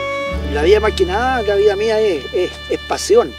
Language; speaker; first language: Spanish; native; Spanish